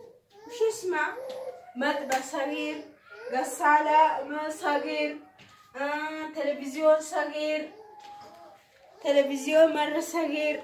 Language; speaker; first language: Arabic; non-native, learner; Oromo